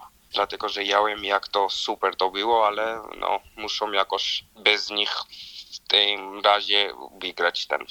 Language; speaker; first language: Polish; non-native, learner; Georgian